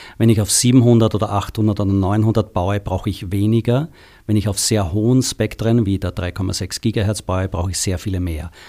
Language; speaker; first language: German; native; German